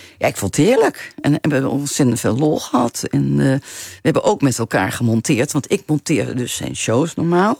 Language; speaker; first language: Dutch; native; Dutch